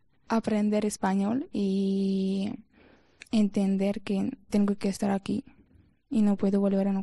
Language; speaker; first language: Spanish; non-native, learner; Ukrainian